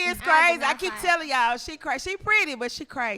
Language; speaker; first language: English; native; English